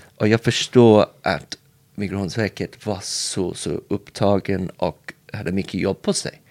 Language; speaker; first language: Swedish; non-native, learner; English